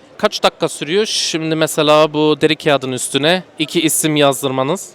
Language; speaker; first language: Turkish; early bilingual, heritage; Turkish